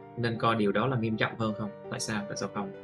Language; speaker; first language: Vietnamese; native; Vietnamese